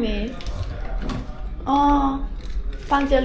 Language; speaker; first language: Chinese; non-native, learner; Lao